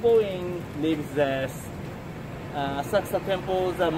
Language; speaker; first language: English; non-native, learner; Japanese